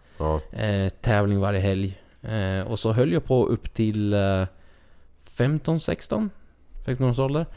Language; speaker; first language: Swedish; early bilingual, other home language; Spanish